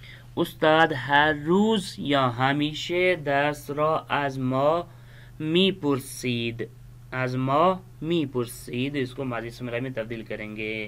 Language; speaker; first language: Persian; non-native, fluent; Urdu